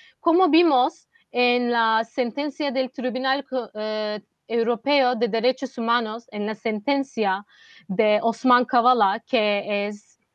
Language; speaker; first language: Spanish; non-native, fluent; Turkish